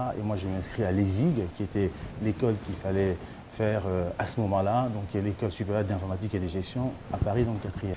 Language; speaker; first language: French; early bilingual, other home language; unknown